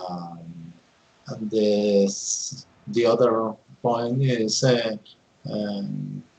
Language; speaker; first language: English; non-native, learner; Spanish